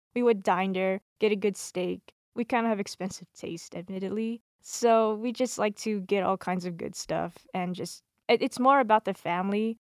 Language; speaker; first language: English; native; English